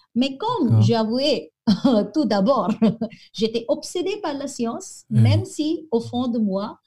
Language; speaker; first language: French; non-native, fluent; Konkani